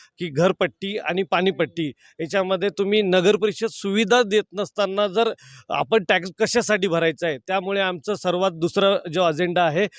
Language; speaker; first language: Marathi; native; Marathi